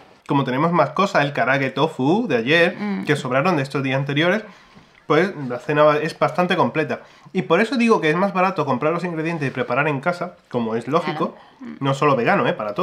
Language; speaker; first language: Spanish; native; Spanish